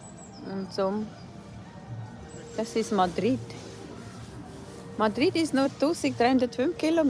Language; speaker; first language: German; non-native, learner; Cebuano